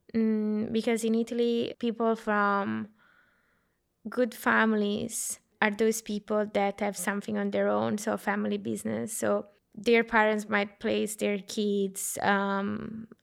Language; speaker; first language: English; non-native, fluent; Italian